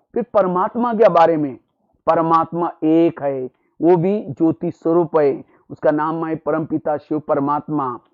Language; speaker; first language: Hindi; non-native, local second language; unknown